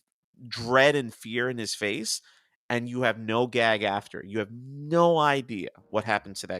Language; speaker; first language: English; native; English